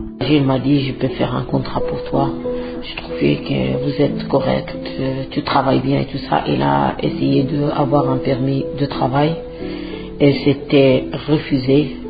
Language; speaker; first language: French; non-native, local second language; Arabic